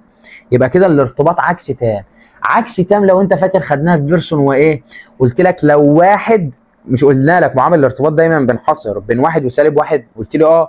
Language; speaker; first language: Arabic; native; Arabic